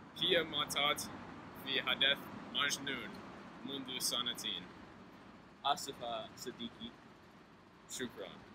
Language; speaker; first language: Arabic; non-native, learner; English